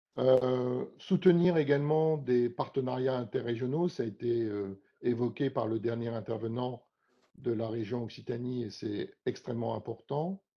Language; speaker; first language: French; native; French